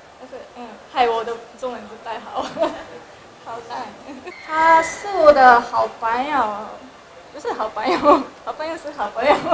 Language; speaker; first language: Chinese; non-native, learner; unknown